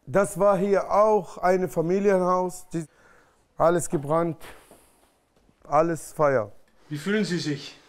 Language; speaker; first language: German; non-native, learner; Arabic